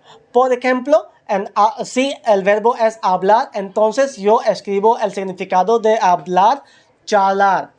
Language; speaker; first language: Spanish; non-native, learner; Hindi